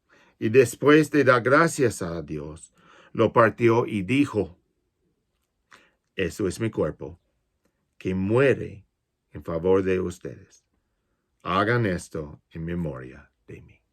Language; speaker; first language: Spanish; non-native, fluent; English